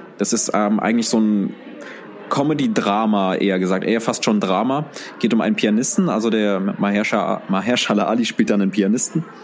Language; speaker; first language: German; early bilingual, other home language; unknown